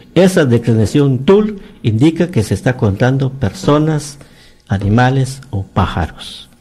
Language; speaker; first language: Spanish; non-native, local second language; Yucateco